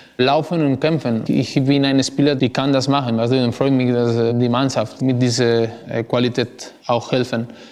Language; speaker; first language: German; non-native, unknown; Spanish